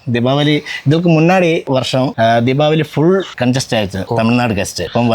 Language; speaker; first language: Tamil; non-native, learner; Malayalam